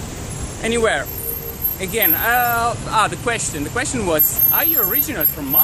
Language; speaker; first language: English; non-native, fluent; Italian